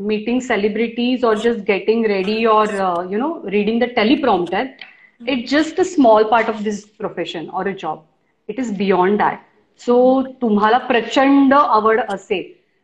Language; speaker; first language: English; non-native, local second language; Marathi